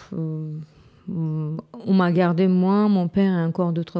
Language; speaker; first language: French; non-native, fluent; Romanian